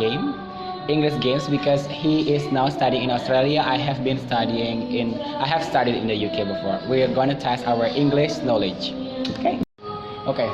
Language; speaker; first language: English; non-native, fluent; Indonesian